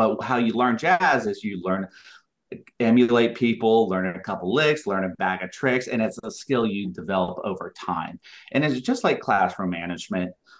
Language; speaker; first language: English; native; English